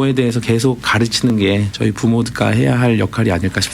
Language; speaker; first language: Korean; native; Korean